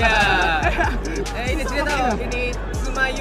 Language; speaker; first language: Indonesian; non-native, learner; Japanese